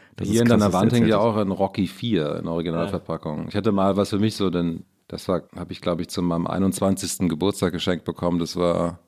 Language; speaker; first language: German; native; German